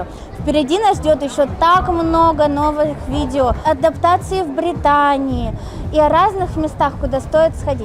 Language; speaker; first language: Russian; native; Russian